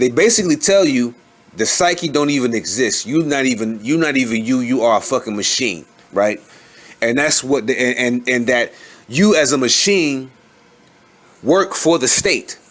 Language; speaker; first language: English; native; English